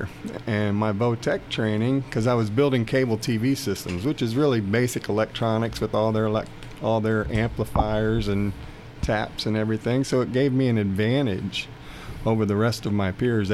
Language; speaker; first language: English; native; English